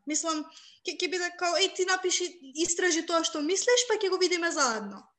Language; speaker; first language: Macedonian; native; Macedonian